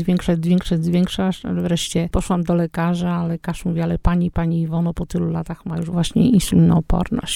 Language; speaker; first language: Polish; native; Polish